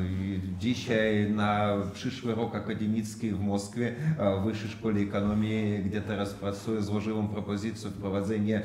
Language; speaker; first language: Polish; non-native, fluent; Russian